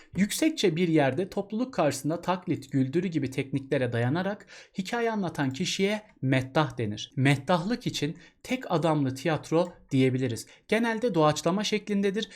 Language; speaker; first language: Turkish; native; Turkish